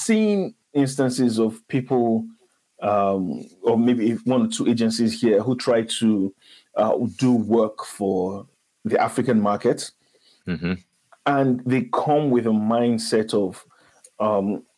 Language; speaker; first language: English; non-native, local second language; Igbo